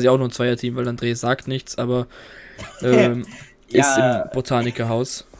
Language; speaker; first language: German; native; German